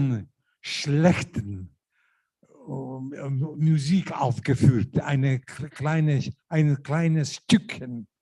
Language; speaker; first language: German; non-native, learner; Lithuanian